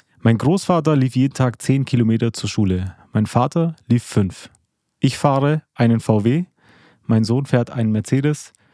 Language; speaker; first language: German; early bilingual, other home language; Albanian